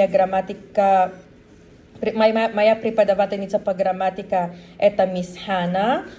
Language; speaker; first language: Russian; non-native, learner; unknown